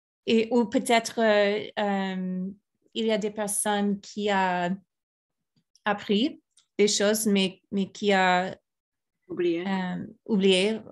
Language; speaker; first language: French; non-native, fluent; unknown